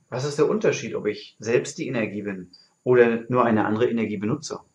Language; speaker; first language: German; native; German